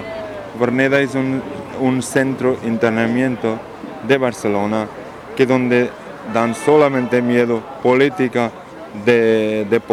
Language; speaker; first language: Spanish; non-native, learner; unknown